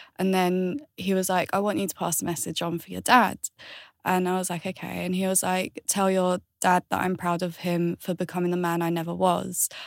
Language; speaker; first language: English; native; English